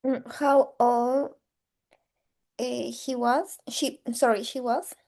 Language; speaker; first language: English; non-native, learner; Spanish